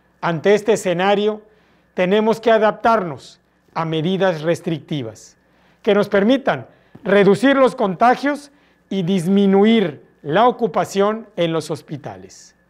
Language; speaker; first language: Spanish; native; Spanish